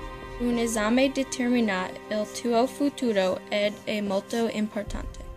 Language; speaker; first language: Italian; non-native, learner; English